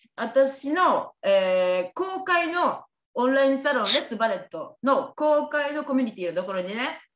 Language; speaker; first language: Japanese; native; Japanese